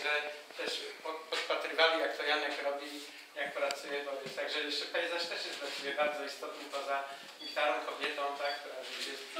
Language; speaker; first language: Polish; native; Polish